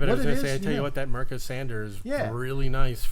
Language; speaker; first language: English; native; English